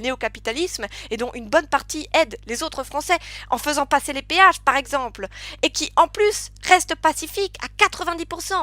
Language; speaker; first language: French; native; French